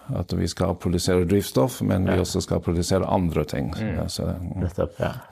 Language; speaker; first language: Norwegian; non-native, fluent; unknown